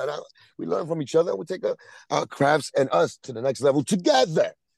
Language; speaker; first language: English; non-native, fluent; Spanish